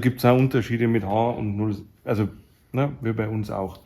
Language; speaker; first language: German; native; German